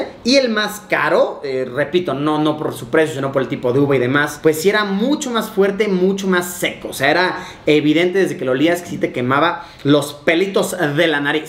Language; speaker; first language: Spanish; native; Spanish